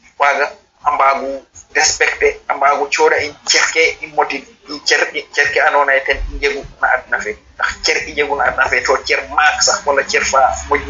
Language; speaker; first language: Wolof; non-native, local second language; Serer